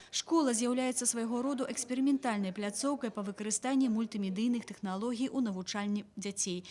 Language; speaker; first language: Belarusian; native; Belarusian